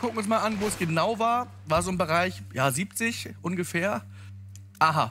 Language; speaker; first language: German; native; German